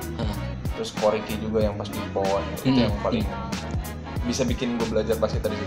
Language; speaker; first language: Indonesian; native; Indonesian